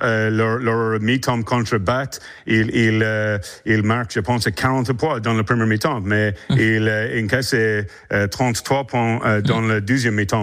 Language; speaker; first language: French; non-native, learner; English